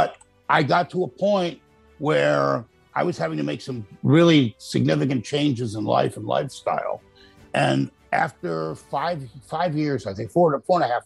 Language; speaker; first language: English; native; English